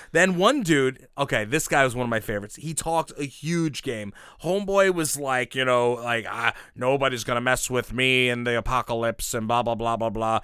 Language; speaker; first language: English; native; English